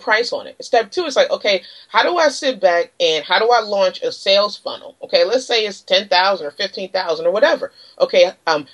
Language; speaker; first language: English; native; English